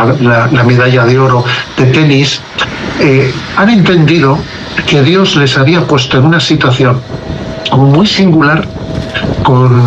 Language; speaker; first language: Spanish; native; Spanish